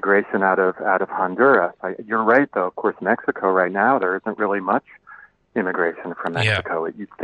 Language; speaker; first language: English; native; English